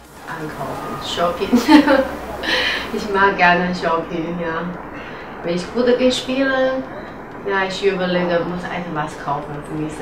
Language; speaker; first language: German; non-native, learner; Chinese